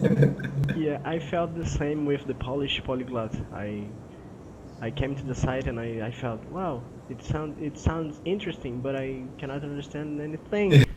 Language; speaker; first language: English; non-native, fluent; Portuguese